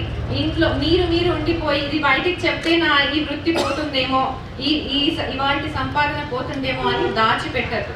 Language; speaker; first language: Telugu; native; Telugu